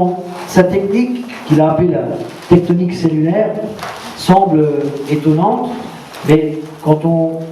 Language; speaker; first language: French; native; French